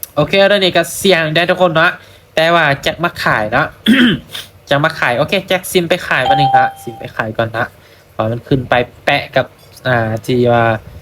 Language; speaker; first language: Thai; non-native, local second language; Lao